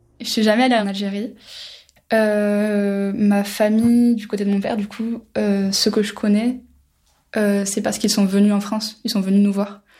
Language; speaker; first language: French; native; French